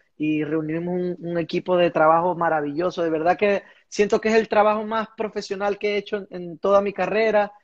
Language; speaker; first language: Spanish; native; Spanish